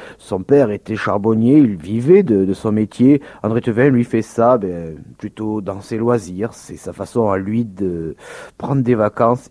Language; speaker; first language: French; native; French